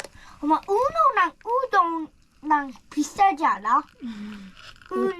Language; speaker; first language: Korean; early bilingual, heritage; Korean